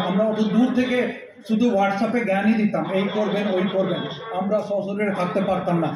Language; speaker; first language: Bangla; non-native, local second language; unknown